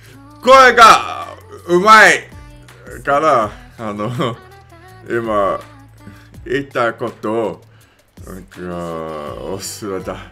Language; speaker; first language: Japanese; non-native, learner; English